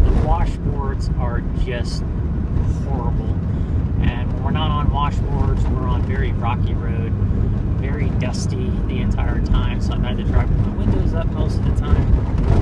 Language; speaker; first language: English; native; English